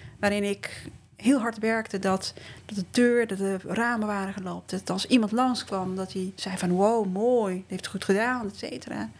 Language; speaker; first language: Dutch; early bilingual, other home language; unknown